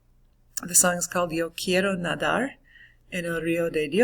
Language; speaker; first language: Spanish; non-native, fluent; English